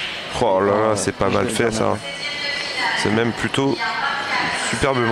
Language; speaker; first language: French; native; French